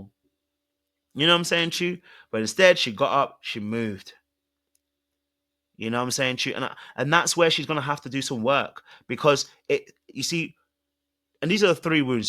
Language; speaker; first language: English; native; English